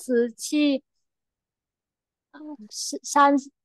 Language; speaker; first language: Chinese; non-native, fluent; Vietnamese